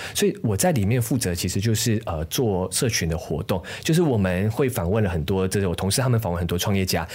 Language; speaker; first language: Chinese; native; Chinese